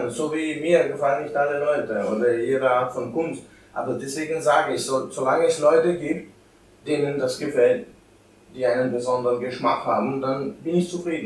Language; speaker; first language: German; non-native, fluent; Albanian